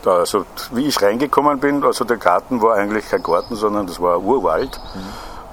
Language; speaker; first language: German; non-native, fluent; Persian